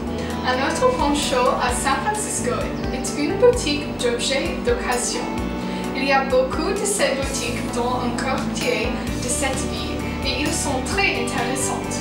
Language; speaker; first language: French; non-native, learner; English